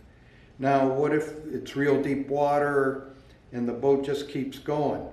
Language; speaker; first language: English; native; English